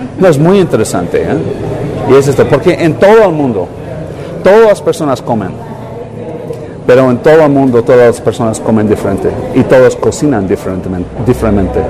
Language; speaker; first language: Spanish; non-native, learner; English